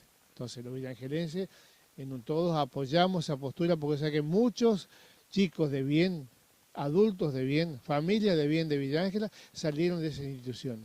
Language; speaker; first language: Spanish; native; Spanish